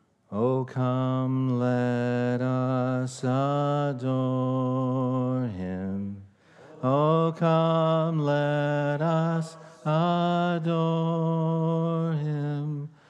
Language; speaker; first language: English; native; English